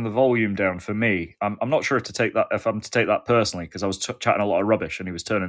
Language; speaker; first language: English; native; English